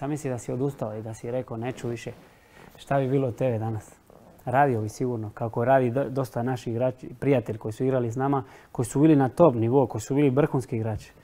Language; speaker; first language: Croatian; non-native, fluent; Spanish